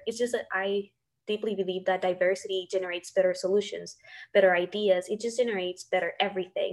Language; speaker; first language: English; non-native, fluent; Spanish